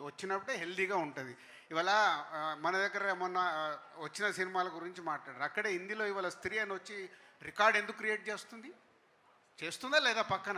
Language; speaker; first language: Telugu; native; Telugu